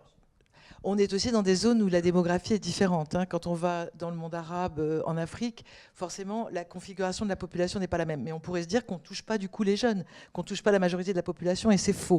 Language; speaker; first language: French; native; French